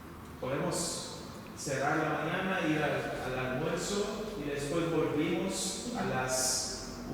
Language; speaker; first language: Spanish; non-native, fluent; Portuguese